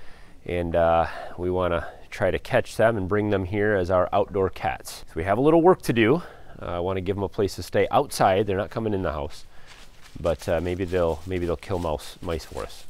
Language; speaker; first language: English; native; English